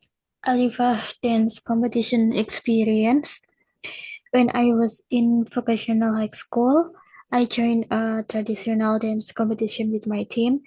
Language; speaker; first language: English; non-native, learner; Indonesian